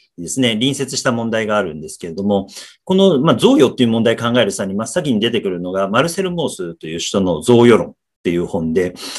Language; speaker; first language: Japanese; native; Japanese